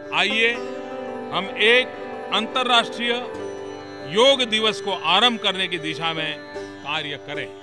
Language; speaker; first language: Hindi; non-native, local second language; Gujarati